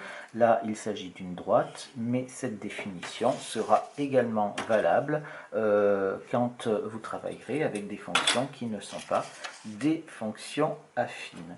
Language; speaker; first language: French; native; French